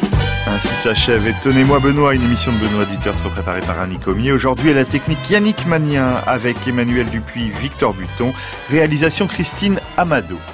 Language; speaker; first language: French; native; French